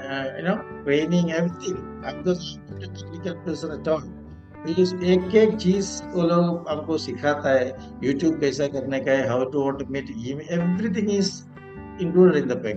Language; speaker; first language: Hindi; non-native, local second language; Malayalam